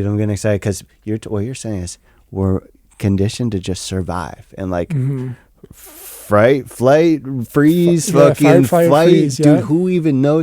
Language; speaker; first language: English; native; English